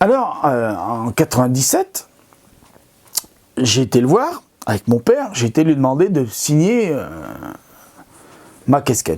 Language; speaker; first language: French; native; French